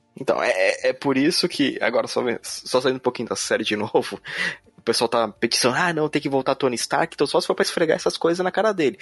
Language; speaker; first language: Portuguese; native; Portuguese